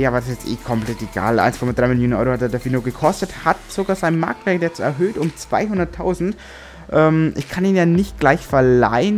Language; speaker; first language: German; native; German